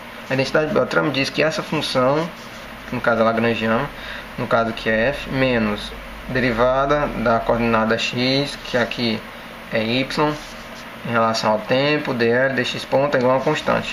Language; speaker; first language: Portuguese; native; Portuguese